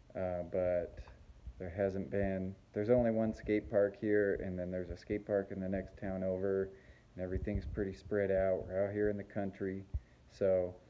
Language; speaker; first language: English; native; English